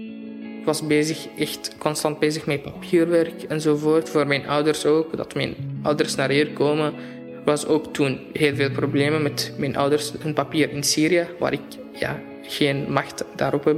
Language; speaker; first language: Dutch; non-native, fluent; Arabic